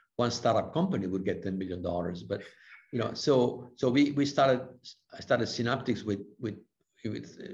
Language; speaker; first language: English; non-native, fluent; Italian